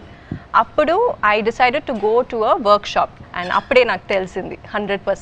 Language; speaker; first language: Telugu; early bilingual, heritage; Kannada